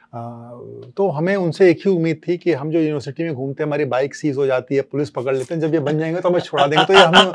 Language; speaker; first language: Hindi; native; Hindi